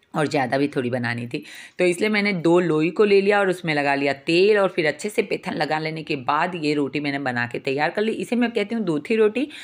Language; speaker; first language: Hindi; non-native, local second language; Gujarati